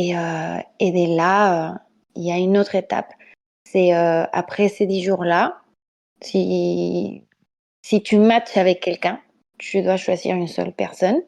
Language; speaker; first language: French; non-native, fluent; Spanish